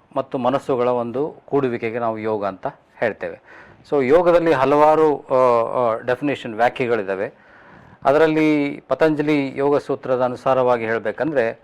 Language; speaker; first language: Kannada; native; Kannada